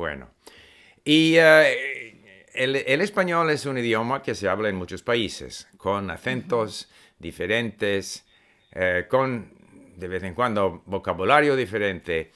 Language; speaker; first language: Spanish; non-native, fluent; English